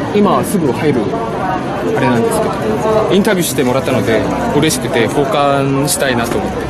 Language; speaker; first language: Japanese; non-native, learner; Korean